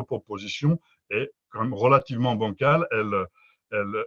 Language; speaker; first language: French; native; French